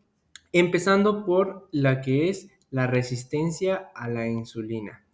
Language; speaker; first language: Spanish; native; Spanish